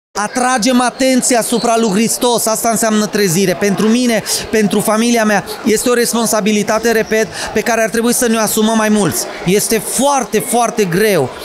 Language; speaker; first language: Romanian; native; Romanian